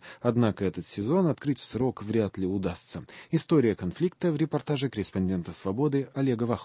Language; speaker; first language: Russian; native; Russian